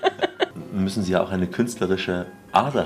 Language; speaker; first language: German; native; German